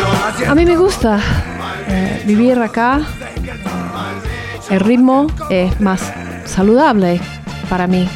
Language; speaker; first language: Spanish; non-native, learner; English